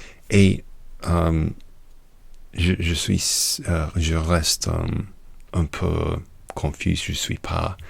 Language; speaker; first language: French; non-native, learner; English